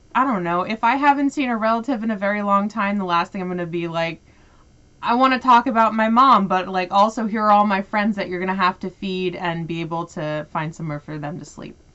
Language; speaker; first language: English; native; English